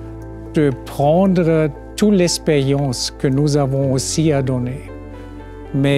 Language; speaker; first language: French; non-native, fluent; German